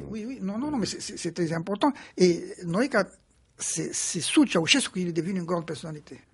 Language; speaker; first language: French; non-native, fluent; Romanian